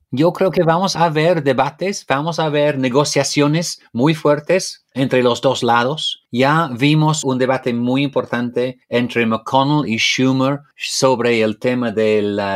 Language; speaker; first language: Spanish; non-native, fluent; English